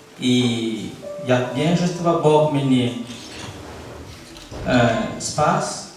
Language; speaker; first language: Ukrainian; non-native, learner; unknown